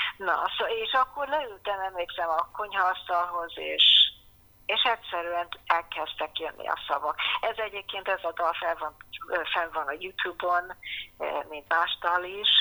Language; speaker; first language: Hungarian; early bilingual, heritage; Hungarian